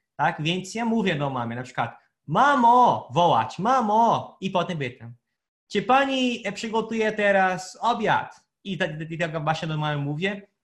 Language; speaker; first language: Polish; non-native, fluent; Portuguese